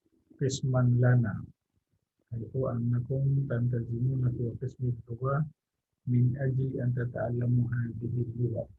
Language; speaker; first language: Arabic; non-native, fluent; Indonesian